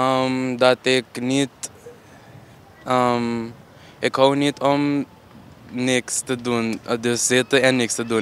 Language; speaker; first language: Dutch; non-native, local second language; Papiamento